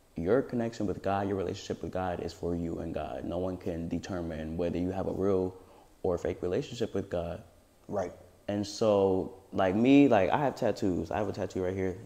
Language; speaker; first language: English; native; English